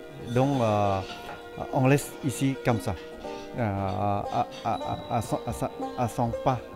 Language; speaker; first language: French; non-native, fluent; Thai